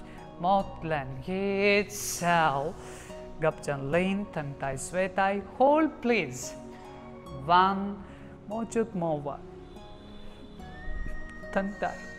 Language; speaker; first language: Vietnamese; non-native, learner; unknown